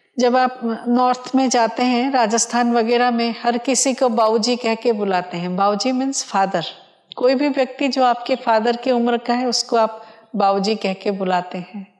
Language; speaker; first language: Hindi; non-native, local second language; Odia